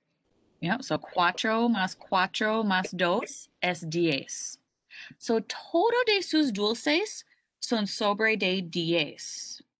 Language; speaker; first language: Spanish; non-native, learner; English